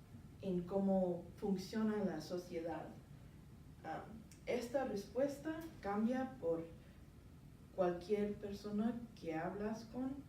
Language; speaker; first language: Spanish; non-native, learner; English